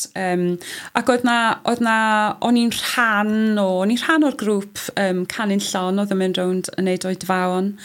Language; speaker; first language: Welsh; native; Welsh